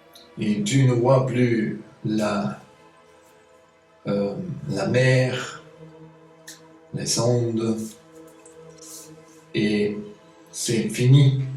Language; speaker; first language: French; non-native, fluent; German